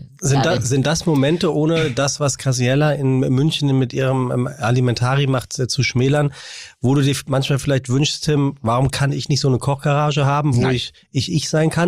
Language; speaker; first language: German; native; German